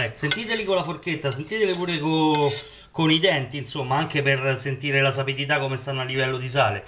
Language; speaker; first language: Italian; native; Italian